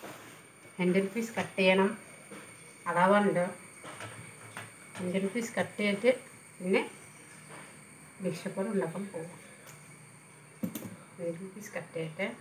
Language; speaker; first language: Malayalam; non-native, learner; Tamil